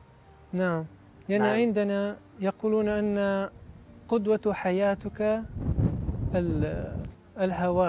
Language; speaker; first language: Arabic; non-native, learner; Italian